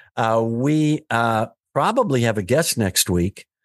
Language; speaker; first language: English; native; English